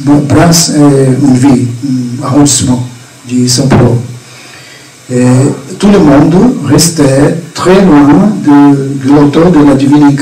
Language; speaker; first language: French; non-native, fluent; Portuguese